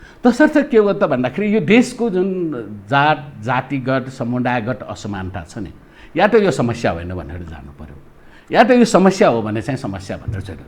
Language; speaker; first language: Nepali; non-native, local second language; Newari